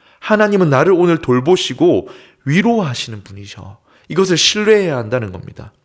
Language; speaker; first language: Korean; native; Korean